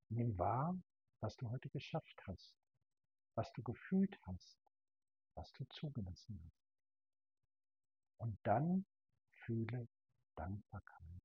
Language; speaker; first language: German; native; German